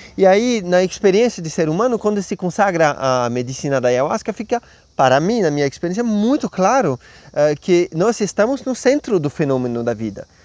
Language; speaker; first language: Portuguese; non-native, fluent; French